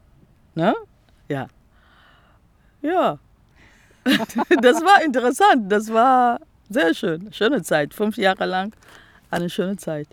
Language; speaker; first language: German; non-native, fluent; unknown